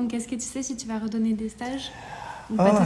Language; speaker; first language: French; native; French